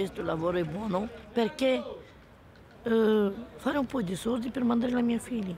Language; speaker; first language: Italian; non-native, learner; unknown